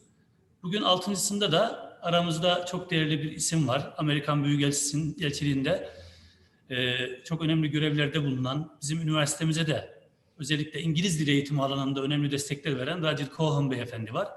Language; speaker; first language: Turkish; native; Turkish